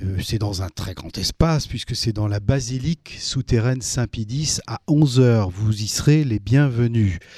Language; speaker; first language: French; native; French